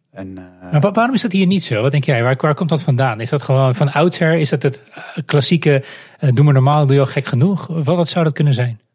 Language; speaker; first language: Dutch; non-native, fluent; Romanian